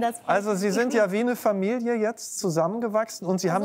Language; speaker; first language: German; native; German